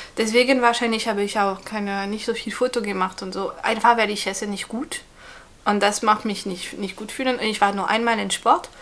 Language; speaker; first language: German; non-native, fluent; French